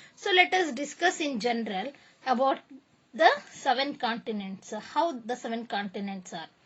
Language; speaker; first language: English; non-native, local second language; Kannada